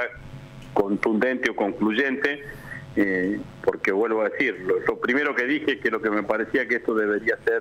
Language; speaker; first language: Spanish; native; Spanish